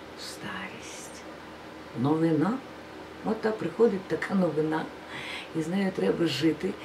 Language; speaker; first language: Ukrainian; non-native, local second language; Russian